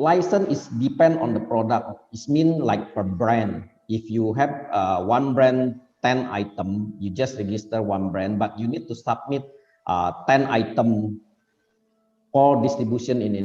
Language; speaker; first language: English; non-native, fluent; Indonesian